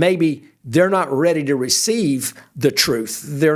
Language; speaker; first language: English; native; English